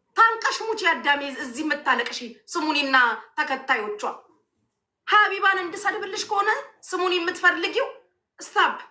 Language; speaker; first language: Amharic; native; Amharic